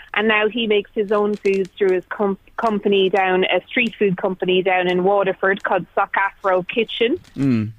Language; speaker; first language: English; native; English